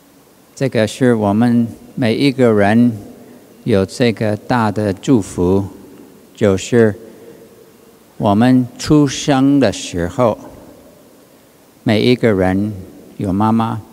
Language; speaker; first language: Chinese; non-native, learner; English